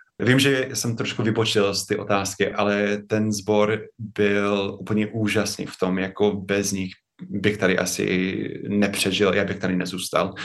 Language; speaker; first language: Czech; non-native, fluent; English